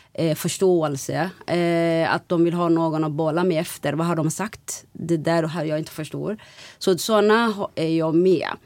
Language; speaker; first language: Swedish; non-native, fluent; Somali